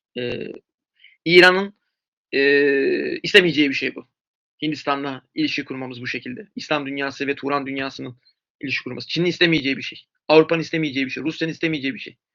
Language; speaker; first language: Turkish; native; Turkish